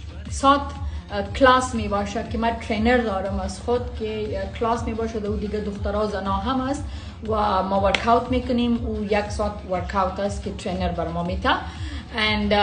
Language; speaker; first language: Persian; non-native, local second language; Pashto